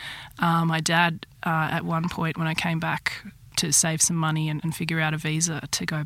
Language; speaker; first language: English; native; English